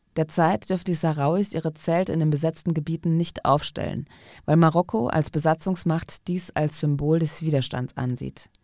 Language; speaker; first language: German; non-native, fluent; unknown